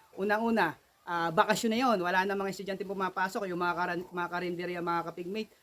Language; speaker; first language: Filipino; non-native, local second language; Cebuano